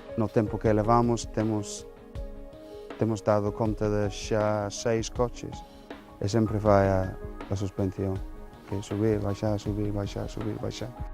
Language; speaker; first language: Galician; non-native, fluent; English